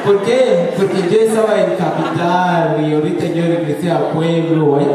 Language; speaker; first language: Spanish; non-native, learner; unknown